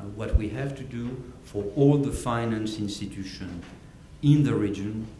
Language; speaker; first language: English; non-native, fluent; French